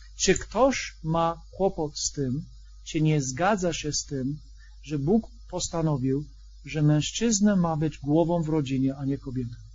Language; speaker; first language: Polish; non-native, fluent; English